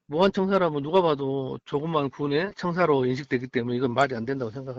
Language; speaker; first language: Korean; native; Korean